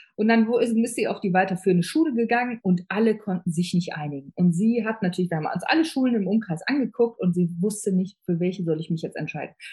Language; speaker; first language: German; native; German